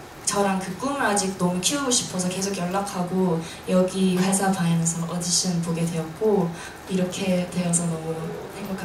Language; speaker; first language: Korean; early bilingual, heritage; Korean